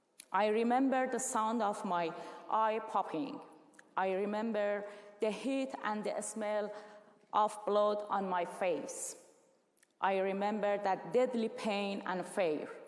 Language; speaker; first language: English; non-native, learner; Persian